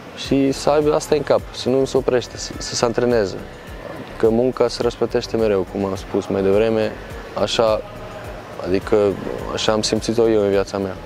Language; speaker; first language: Romanian; non-native, fluent; Croatian